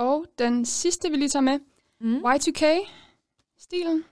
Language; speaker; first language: Danish; native; Danish